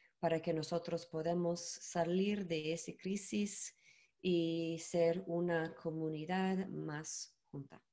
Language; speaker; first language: Spanish; non-native, learner; English